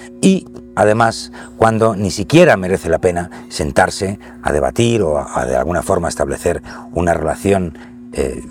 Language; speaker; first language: Spanish; native; Spanish